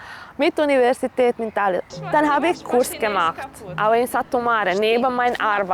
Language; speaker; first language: German; non-native, learner; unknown